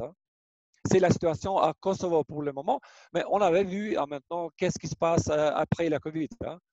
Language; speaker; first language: French; non-native, learner; Albanian